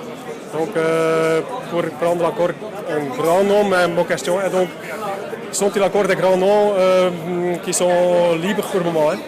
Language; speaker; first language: French; non-native, local second language; Dutch